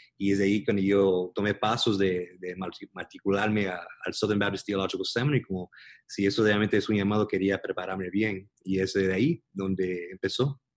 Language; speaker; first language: Spanish; early bilingual, heritage; Spanish